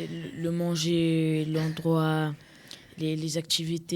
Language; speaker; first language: French; early bilingual, heritage; French